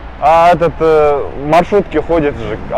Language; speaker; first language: Russian; non-native, learner; Kazakh